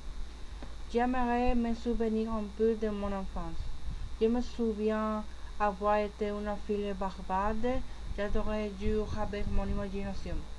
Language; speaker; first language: French; non-native, learner; Spanish